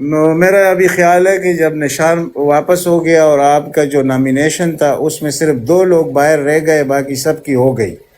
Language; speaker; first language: Urdu; native; Urdu